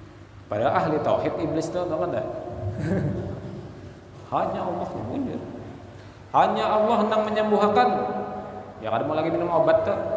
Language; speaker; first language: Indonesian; non-native, local second language; Banjar